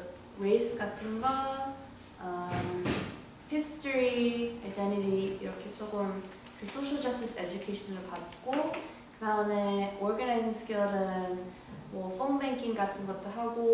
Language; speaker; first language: Korean; early bilingual, heritage; English